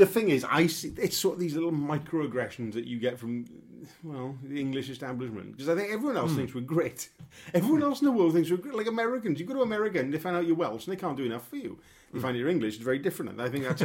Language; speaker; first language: English; native; English